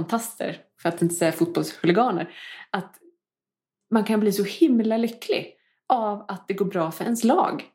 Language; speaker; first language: Swedish; native; Swedish